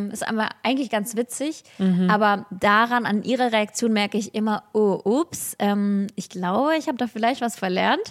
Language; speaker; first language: German; early bilingual, other home language; Russian